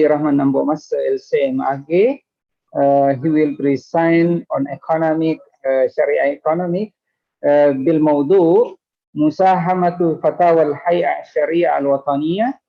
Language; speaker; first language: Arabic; non-native, fluent; Indonesian